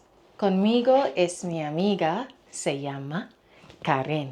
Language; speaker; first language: Spanish; non-native, learner; English